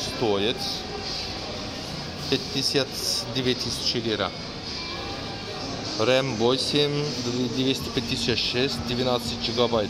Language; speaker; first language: Russian; non-native, learner; Turkish